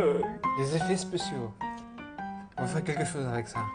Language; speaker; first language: French; non-native, fluent; Spanish